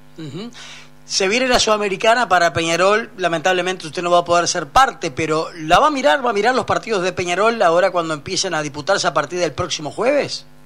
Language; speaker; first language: Spanish; native; Spanish